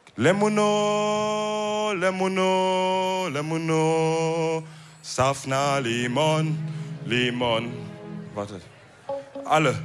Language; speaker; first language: German; early bilingual, other home language; Wolof